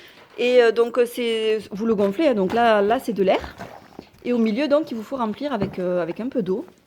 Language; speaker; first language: French; native; French